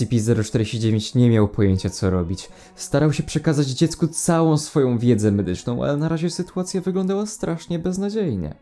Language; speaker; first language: Polish; native; Polish